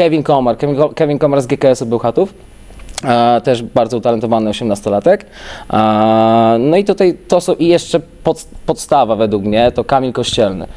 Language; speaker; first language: Polish; native; Polish